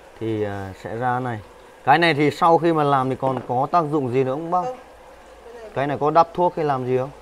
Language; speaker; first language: Vietnamese; native; Vietnamese